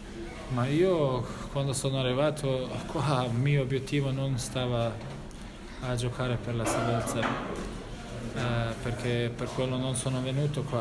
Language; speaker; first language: Italian; non-native, fluent; Bosnian